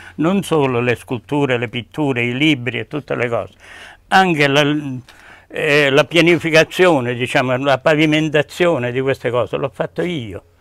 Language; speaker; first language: Italian; native; Italian